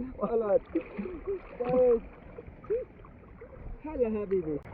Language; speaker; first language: Arabic; non-native, learner; Bangla